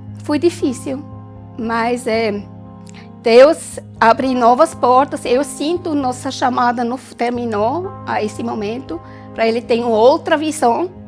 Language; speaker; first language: Portuguese; non-native, learner; German